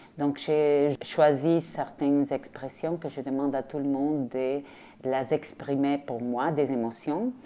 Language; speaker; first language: French; non-native, fluent; Spanish